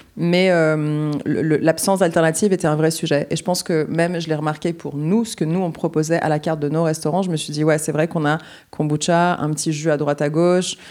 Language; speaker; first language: French; native; French